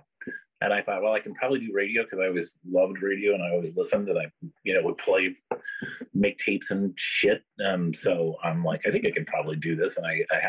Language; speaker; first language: English; native; English